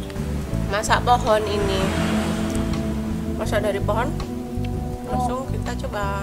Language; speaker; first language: Indonesian; non-native, local second language; Javanese